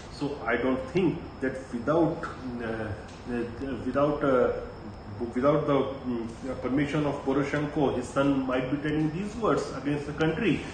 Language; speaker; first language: English; non-native, local second language; Hindi